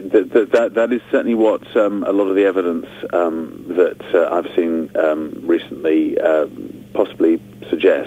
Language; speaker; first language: English; native; English